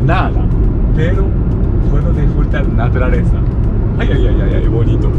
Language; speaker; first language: Spanish; non-native, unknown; Japanese